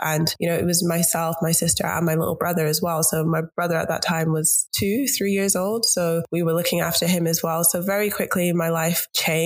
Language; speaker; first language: English; native; English